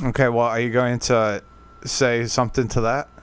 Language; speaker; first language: English; native; English